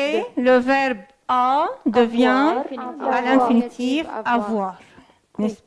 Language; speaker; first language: French; non-native, fluent; Arabic